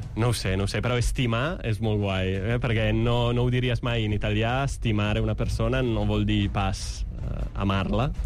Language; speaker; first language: Catalan; non-native, fluent; Italian